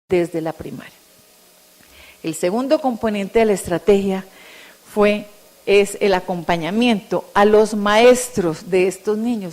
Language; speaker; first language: Spanish; native; Spanish